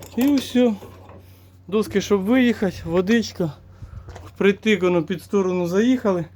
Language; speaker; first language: Ukrainian; native; Ukrainian